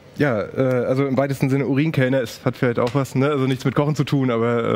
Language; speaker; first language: German; native; German